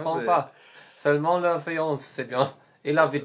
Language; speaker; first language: French; non-native, learner; Polish